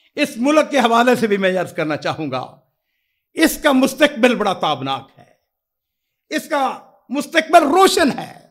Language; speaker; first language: Urdu; non-native, local second language; Punjabi